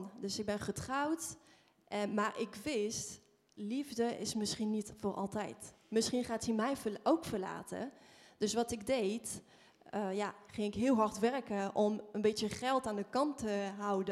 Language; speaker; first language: Dutch; non-native, fluent; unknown